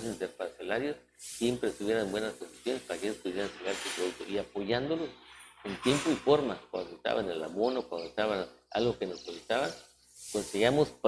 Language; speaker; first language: Spanish; native; Spanish